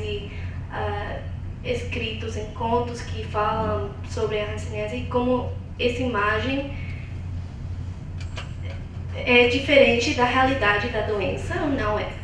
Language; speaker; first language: Portuguese; non-native, fluent; English